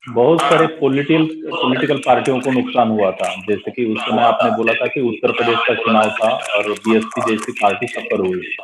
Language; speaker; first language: Hindi; non-native, local second language; Marathi